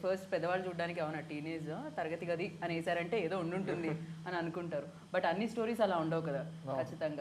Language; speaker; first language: Telugu; native; Telugu